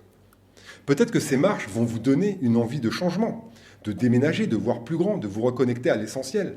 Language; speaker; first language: French; native; French